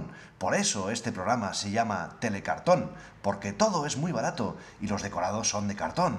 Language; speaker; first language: Spanish; native; Spanish